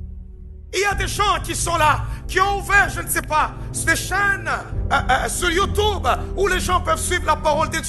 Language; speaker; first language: French; non-native, local second language; Haitian Creole